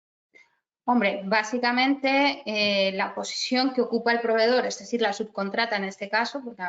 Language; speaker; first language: Spanish; native; Spanish